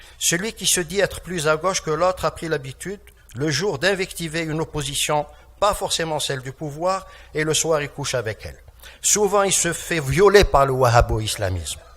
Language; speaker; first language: French; non-native, local second language; Kabyle